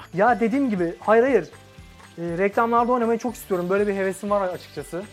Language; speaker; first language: Turkish; native; Turkish